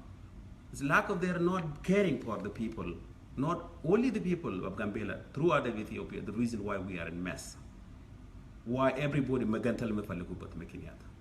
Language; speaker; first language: English; non-native, fluent; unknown